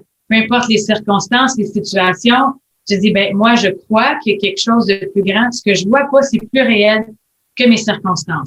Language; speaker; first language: French; native; French